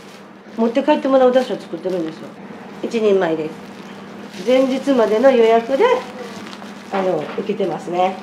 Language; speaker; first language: Japanese; native; Japanese